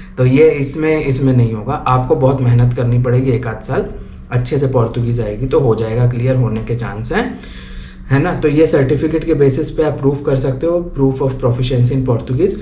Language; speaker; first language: Hindi; native; Hindi